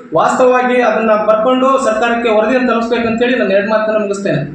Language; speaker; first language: Kannada; non-native, local second language; Lambadi